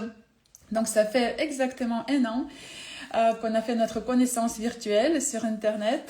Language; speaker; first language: French; non-native, fluent; Ukrainian